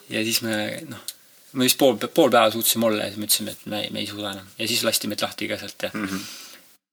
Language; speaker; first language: Estonian; native; Estonian